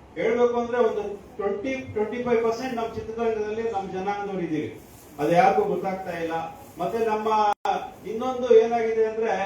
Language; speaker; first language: Kannada; non-native, local second language; Telugu